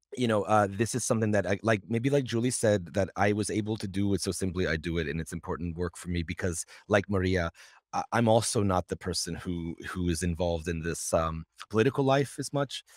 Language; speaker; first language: English; native; English